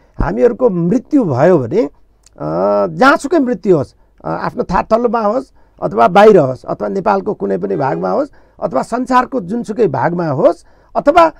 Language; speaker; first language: Nepali; non-native, local second language; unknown